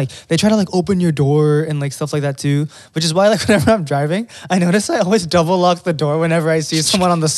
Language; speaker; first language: English; non-native, local second language; Filipino